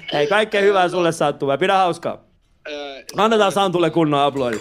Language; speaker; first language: Finnish; early bilingual, other home language; Persian